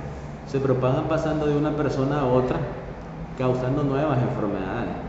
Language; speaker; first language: Spanish; native; Spanish